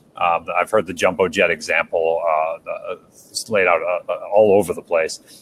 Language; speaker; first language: English; native; English